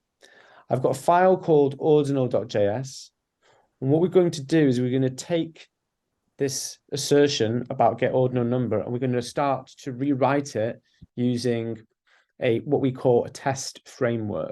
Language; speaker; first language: English; native; English